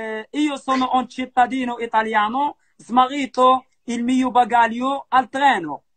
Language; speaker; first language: Italian; non-native, learner; Arabic